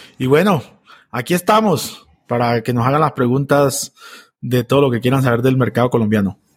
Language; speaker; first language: Spanish; native; Spanish